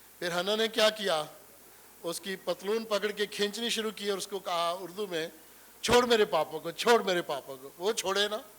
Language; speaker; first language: Urdu; non-native, local second language; Punjabi